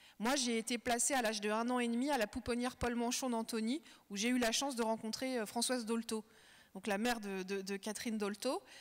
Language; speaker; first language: French; early bilingual, other home language; Kabyle